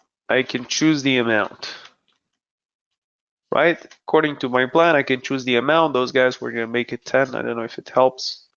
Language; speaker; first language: English; non-native, fluent; Hebrew